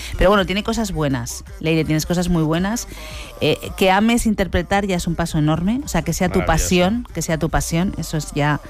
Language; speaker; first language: Spanish; native; Spanish